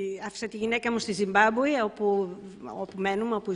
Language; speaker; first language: Greek; native; Greek